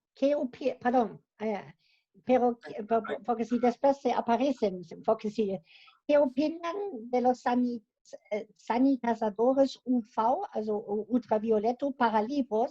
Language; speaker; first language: Spanish; non-native, fluent; German